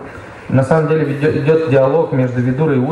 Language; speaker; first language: Russian; native; Russian